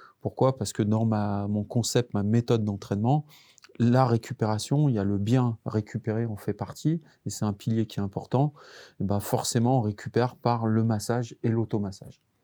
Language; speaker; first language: French; native; French